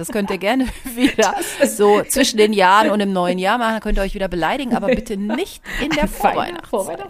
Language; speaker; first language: German; native; German